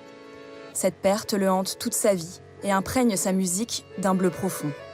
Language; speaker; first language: French; native; French